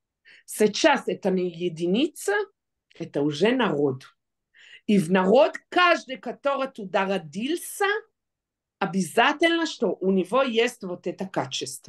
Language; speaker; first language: Russian; non-native, fluent; Hebrew